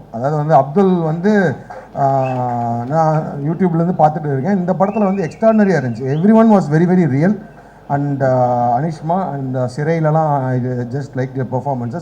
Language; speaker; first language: Tamil; native; Tamil